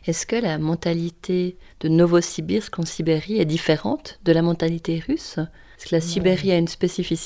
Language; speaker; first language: French; native; French